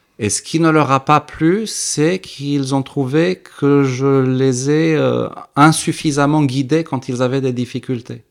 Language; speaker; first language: French; early bilingual, heritage; French